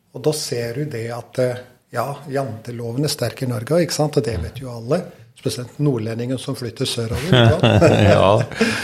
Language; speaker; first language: Norwegian; non-native, fluent; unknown